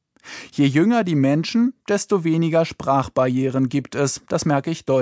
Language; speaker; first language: German; native; German